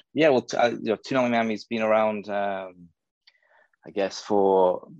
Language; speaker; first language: English; native; English